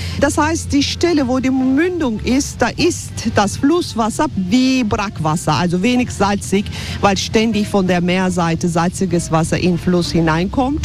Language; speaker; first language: German; non-native, fluent; Turkish